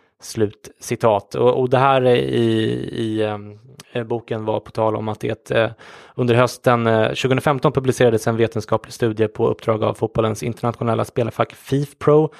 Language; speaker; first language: Swedish; native; Swedish